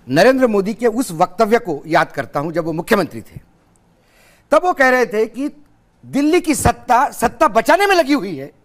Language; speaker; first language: Hindi; native; Hindi